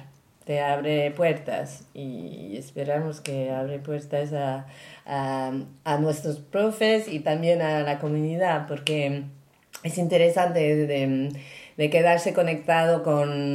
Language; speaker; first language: Spanish; non-native, learner; French